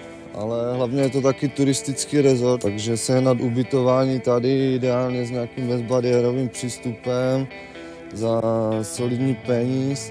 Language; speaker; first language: Czech; native; Czech